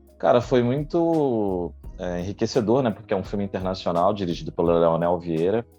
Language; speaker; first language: Portuguese; native; Portuguese